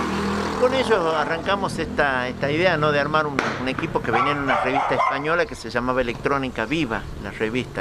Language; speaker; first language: Spanish; native; Spanish